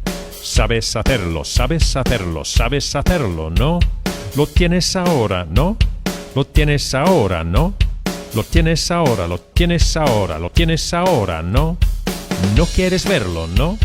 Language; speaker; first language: Spanish; non-native, fluent; English